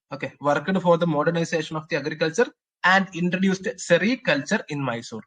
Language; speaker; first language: English; non-native, local second language; Malayalam